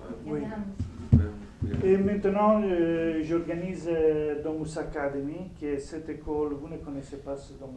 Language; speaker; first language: French; non-native, fluent; Italian